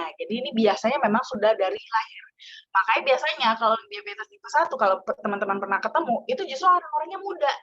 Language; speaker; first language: Indonesian; native; Indonesian